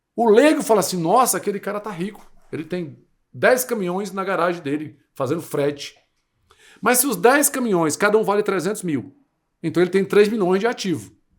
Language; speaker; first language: Portuguese; native; Portuguese